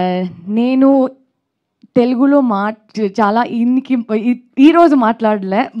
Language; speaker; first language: Telugu; non-native, learner; Kannada